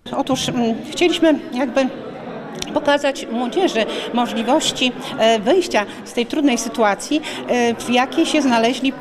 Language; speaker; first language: Polish; native; Polish